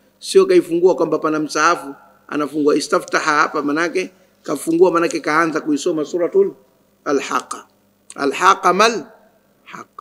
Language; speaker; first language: Swahili; native; Swahili